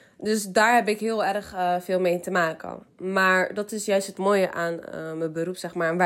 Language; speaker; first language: Dutch; early bilingual, other home language; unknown